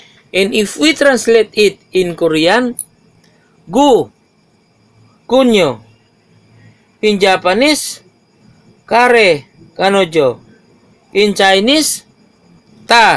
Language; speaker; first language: English; non-native, local second language; Maguindanaon